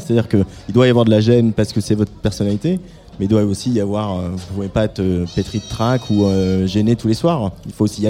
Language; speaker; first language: French; native; French